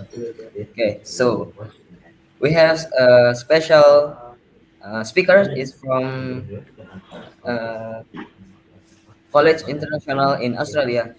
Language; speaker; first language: English; non-native, learner; Indonesian